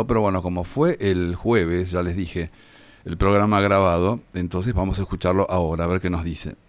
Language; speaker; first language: Spanish; native; Spanish